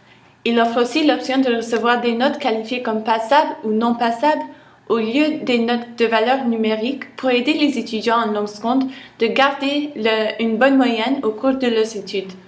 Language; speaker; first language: French; non-native, local second language; English